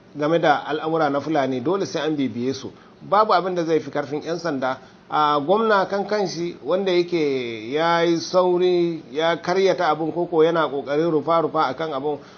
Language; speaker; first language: Hausa; non-native, local second language; Fula